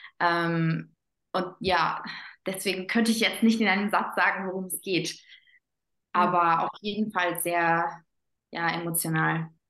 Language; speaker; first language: German; non-native, fluent; Spanish